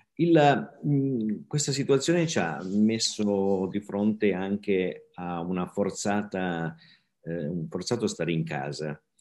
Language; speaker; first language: Italian; native; Italian